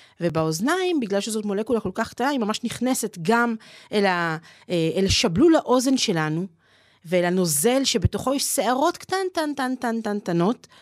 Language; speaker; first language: Hebrew; native; Hebrew